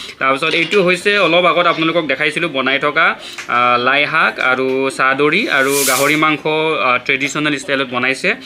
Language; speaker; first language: Assamese; non-native, local second language; Mising